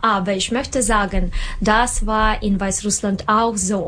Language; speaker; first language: German; non-native, learner; Russian